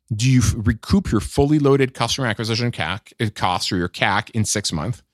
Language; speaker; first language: English; non-native, fluent; French